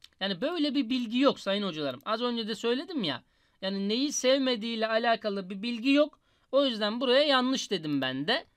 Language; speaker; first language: Turkish; native; Turkish